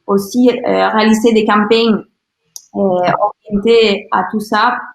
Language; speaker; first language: French; non-native, learner; Spanish